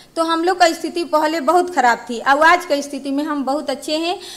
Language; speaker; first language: Hindi; native; Hindi